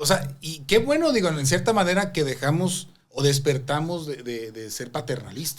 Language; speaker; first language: Spanish; native; Spanish